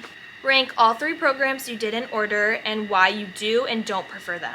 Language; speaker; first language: English; native; English